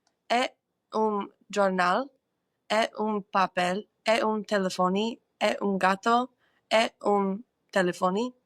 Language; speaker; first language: Portuguese; non-native, learner; English